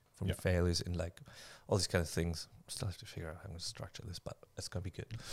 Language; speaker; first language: English; non-native, fluent; German